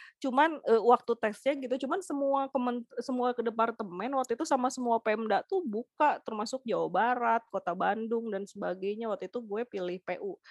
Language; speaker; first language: Indonesian; native; Indonesian